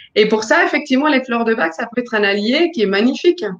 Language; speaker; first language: French; non-native, fluent; Spanish